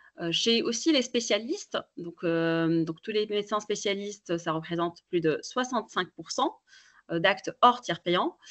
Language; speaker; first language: French; native; French